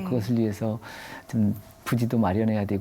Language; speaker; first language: Korean; native; Korean